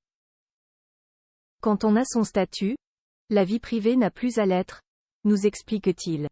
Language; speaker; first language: French; native; French